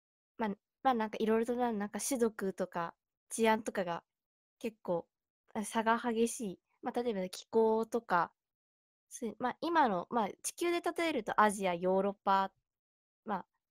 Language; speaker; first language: Japanese; native; Japanese